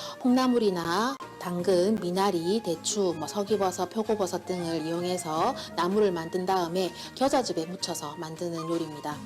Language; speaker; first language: Korean; native; Korean